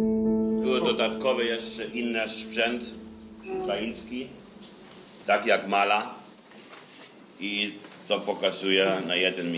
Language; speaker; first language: Polish; non-native, learner; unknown